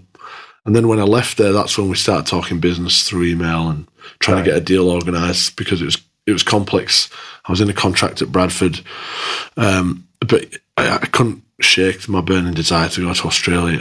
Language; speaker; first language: English; native; English